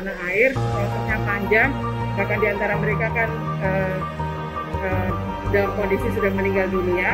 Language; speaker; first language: Indonesian; native; Indonesian